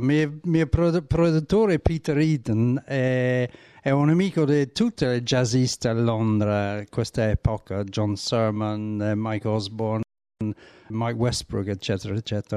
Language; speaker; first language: Italian; non-native, learner; English